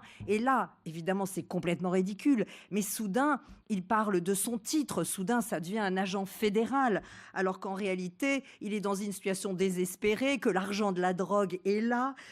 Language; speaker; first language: French; native; French